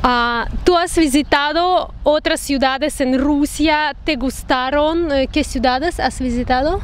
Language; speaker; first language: Spanish; non-native, fluent; Russian